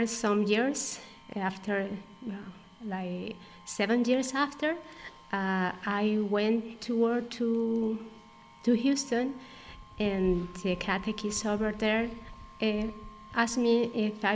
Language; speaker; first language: English; non-native, learner; Spanish